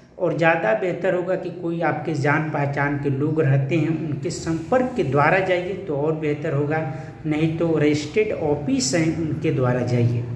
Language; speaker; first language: Hindi; native; Hindi